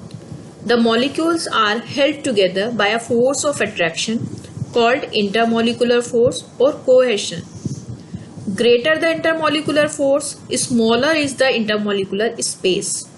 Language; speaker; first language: English; non-native, local second language; Hindi